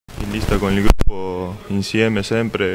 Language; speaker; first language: Italian; non-native, learner; Spanish